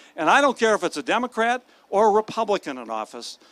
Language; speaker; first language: English; native; English